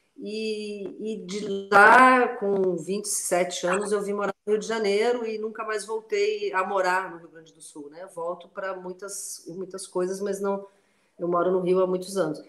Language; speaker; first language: Portuguese; non-native, local second language; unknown